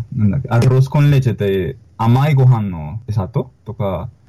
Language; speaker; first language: Japanese; non-native, learner; Spanish